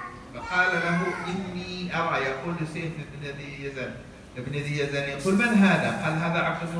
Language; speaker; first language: Arabic; native; Arabic